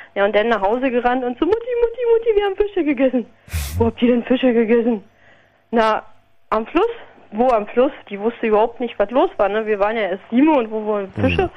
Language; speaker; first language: German; non-native, fluent; Polish